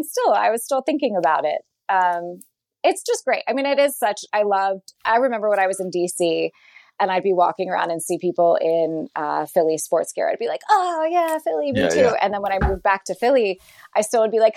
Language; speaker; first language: English; native; English